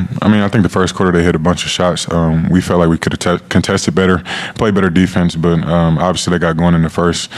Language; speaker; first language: English; native; English